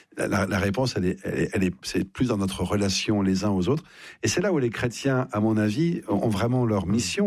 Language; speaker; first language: French; native; French